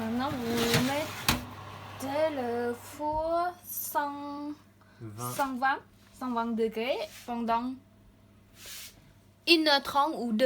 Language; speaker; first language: French; non-native, learner; Khmer